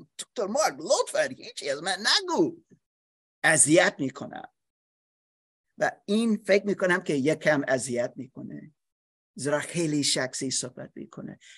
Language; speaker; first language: Persian; non-native, learner; English